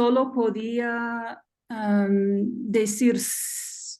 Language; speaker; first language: Spanish; non-native, learner; English